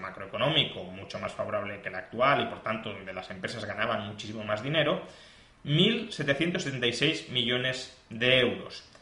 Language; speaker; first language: Spanish; native; Spanish